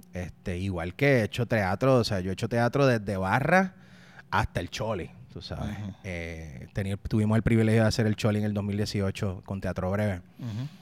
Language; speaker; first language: Spanish; native; Spanish